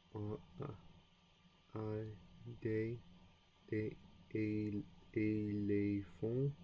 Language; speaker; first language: French; non-native, learner; English